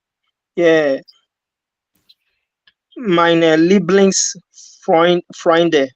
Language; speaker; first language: German; non-native, learner; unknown